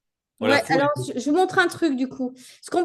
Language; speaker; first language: French; native; French